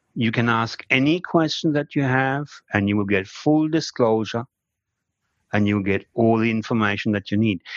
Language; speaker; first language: English; non-native, fluent; German